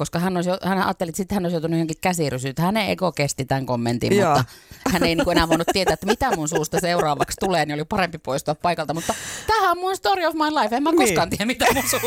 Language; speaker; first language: Finnish; native; Finnish